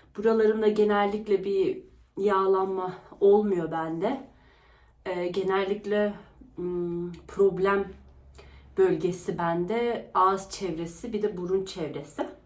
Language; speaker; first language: Turkish; early bilingual, heritage; Turkish